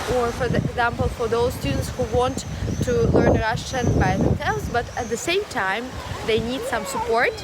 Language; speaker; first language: English; non-native, fluent; Russian